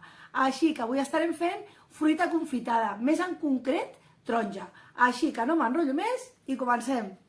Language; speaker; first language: Catalan; native; Catalan